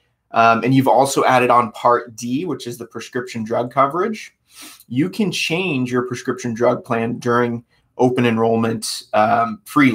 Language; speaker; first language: English; native; English